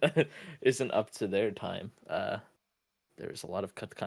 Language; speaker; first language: English; native; English